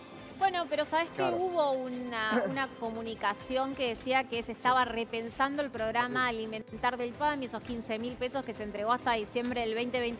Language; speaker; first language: Spanish; native; Spanish